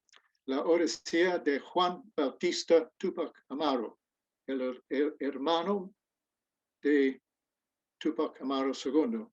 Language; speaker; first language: Spanish; non-native, fluent; English